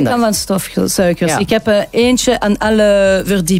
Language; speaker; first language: Dutch; non-native, local second language; French